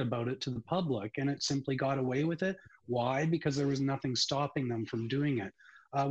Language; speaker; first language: English; native; English